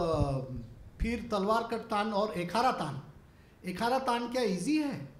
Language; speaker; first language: Hindi; native; Hindi